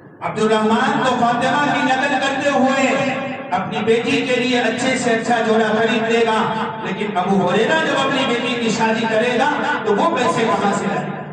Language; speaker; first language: Urdu; non-native, local second language; Gujarati